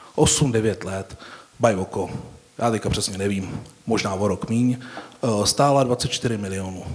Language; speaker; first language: Czech; native; Czech